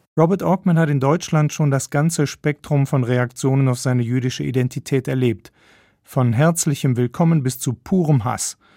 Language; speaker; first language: German; native; German